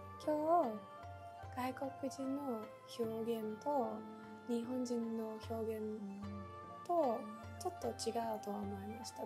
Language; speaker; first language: Japanese; non-native, learner; English